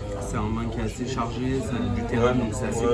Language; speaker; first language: French; native; French